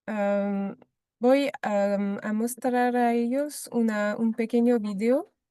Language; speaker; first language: Spanish; non-native, fluent; French